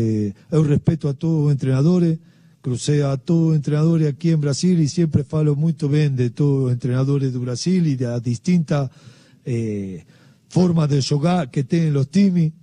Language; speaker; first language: Portuguese; non-native, learner; Spanish